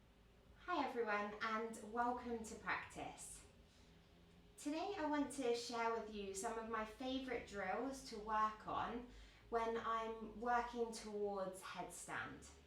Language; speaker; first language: English; native; English